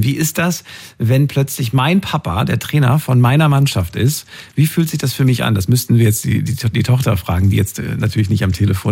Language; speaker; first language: German; native; German